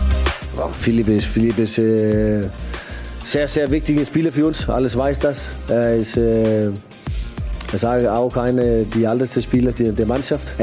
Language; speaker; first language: German; non-native, learner; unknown